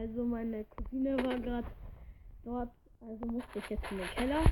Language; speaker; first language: German; early bilingual, other home language; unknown